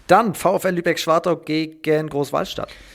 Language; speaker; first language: German; native; German